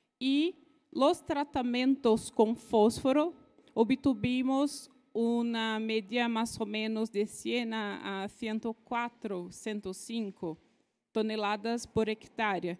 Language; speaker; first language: Spanish; non-native, fluent; Portuguese